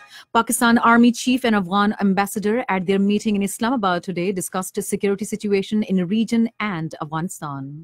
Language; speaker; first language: English; non-native, local second language; Urdu